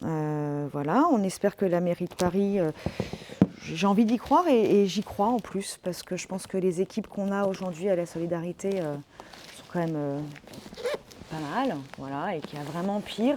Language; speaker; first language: French; native; French